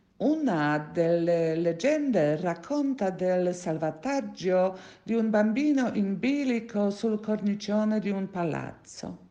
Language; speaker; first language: Italian; non-native, fluent; Polish